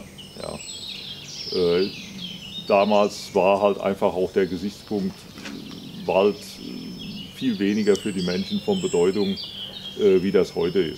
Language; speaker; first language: German; native; German